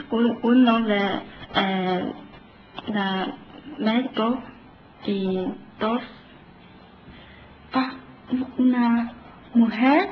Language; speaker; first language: Spanish; non-native, learner; Chinese